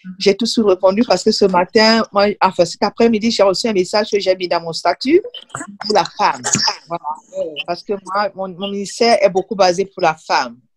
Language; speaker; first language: French; non-native, local second language; Duala